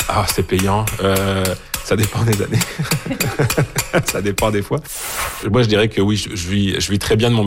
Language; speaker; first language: French; native; French